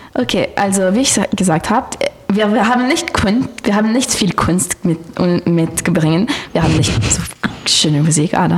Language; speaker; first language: German; non-native, learner; French